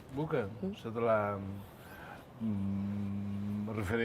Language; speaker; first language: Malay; non-native, fluent; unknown